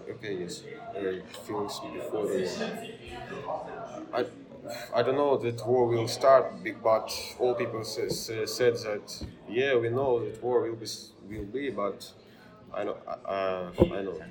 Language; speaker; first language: English; non-native, learner; Ukrainian